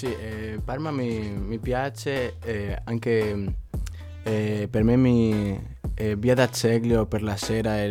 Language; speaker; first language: Italian; non-native, learner; Spanish